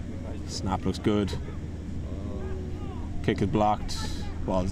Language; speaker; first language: English; native; English